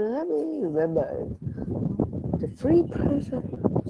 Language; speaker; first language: English; non-native, learner; Vietnamese